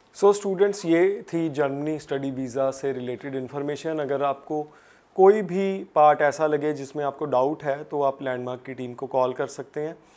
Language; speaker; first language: Hindi; non-native, local second language; Punjabi